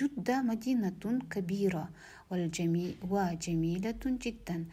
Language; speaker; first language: Arabic; non-native, learner; Kazakh